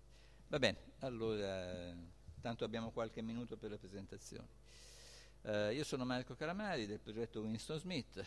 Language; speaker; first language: Italian; native; Italian